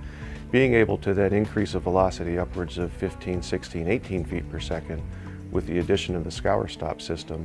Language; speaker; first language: English; native; English